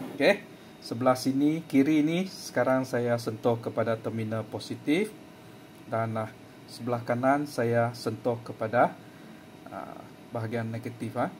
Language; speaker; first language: Malay; non-native, local second language; Chinese